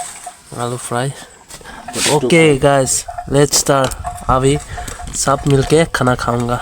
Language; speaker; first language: Hindi; non-native, local second language; Kok Borok